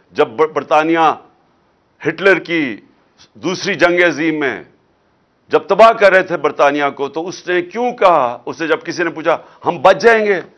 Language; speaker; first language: Urdu; non-native, local second language; Punjabi